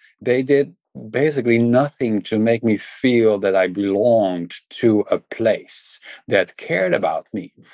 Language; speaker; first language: English; non-native, fluent; Dutch